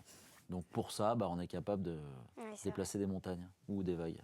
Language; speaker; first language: French; native; French